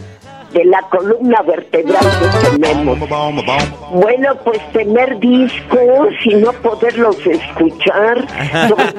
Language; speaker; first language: Spanish; native; Spanish